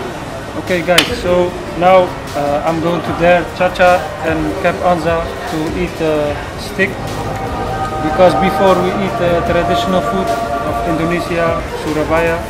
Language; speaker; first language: English; non-native, learner; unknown